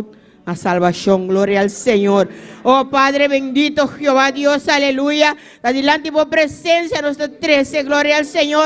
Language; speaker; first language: Spanish; non-native, learner; Papiamento